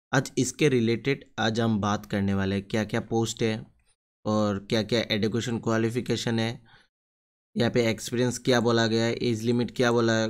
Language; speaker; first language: Hindi; non-native, local second language; Bangla